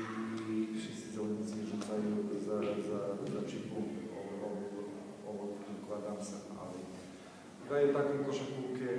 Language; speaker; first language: Polish; non-native, fluent; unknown